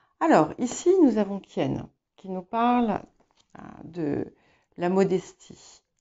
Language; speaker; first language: French; non-native, fluent; English